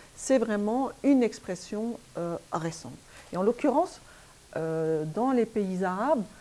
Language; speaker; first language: French; native; French